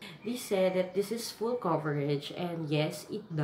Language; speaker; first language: English; non-native, local second language; Filipino